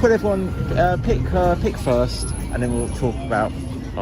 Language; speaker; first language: English; native; English